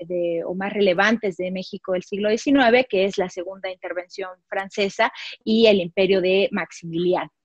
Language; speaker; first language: Spanish; native; Spanish